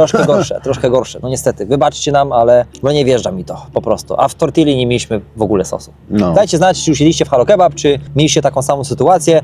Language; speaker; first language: Polish; native; Polish